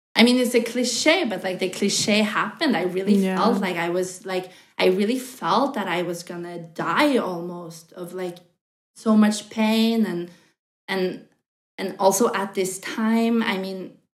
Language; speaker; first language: English; non-native, fluent; Norwegian